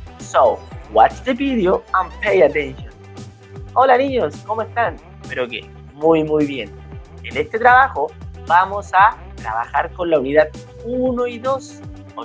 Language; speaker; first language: Spanish; native; Spanish